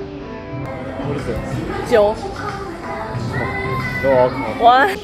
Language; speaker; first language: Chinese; non-native, learner; Korean